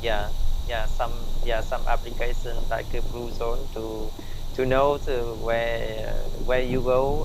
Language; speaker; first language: English; non-native, learner; Vietnamese